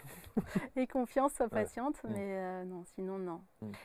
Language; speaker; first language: French; native; French